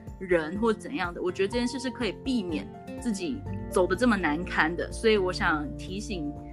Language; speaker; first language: Chinese; native; Chinese